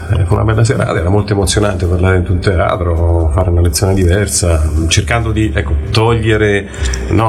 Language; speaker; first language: Italian; native; Italian